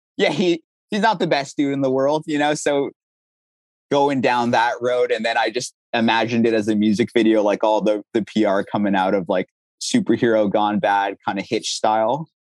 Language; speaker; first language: English; native; English